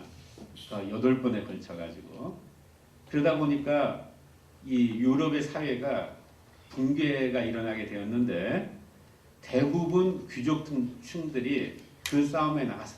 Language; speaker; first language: Korean; native; Korean